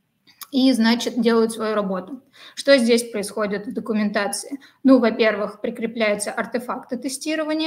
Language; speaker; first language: Russian; native; Russian